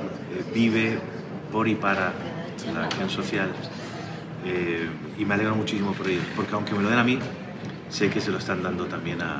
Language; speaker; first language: Spanish; native; Spanish